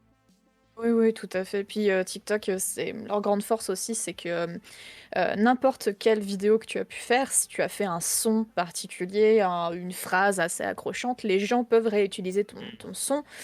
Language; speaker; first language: French; native; French